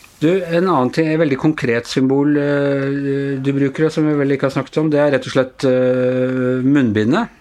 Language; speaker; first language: Norwegian; native; Norwegian